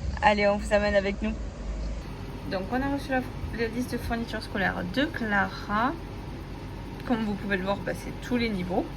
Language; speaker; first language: French; native; French